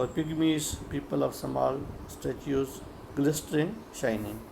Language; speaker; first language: English; non-native, local second language; Urdu